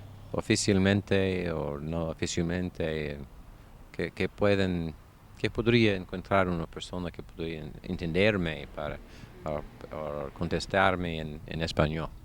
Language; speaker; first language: Spanish; non-native, learner; English